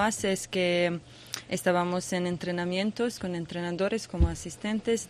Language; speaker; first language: Spanish; non-native, learner; Croatian